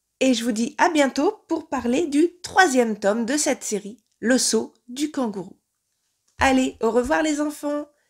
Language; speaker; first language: French; native; French